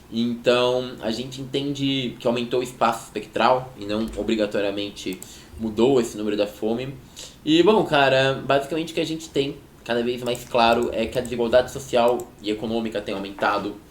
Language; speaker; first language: Portuguese; native; Portuguese